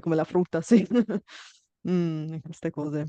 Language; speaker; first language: Italian; non-native, fluent; Bulgarian